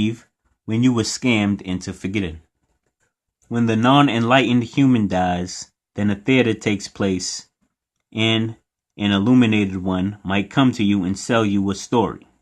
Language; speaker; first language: English; native; English